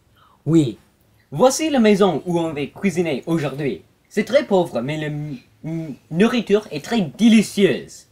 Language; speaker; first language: French; non-native, learner; English